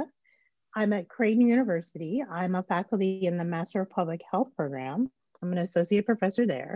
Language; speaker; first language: English; native; English